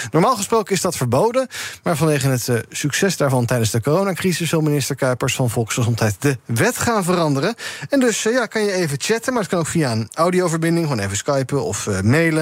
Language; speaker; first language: Dutch; native; Dutch